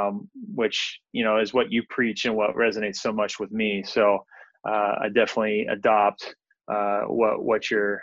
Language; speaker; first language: English; native; English